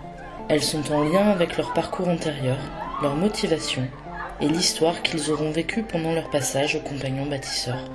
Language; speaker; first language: French; native; French